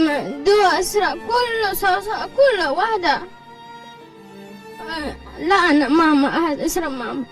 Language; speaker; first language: Arabic; non-native, learner; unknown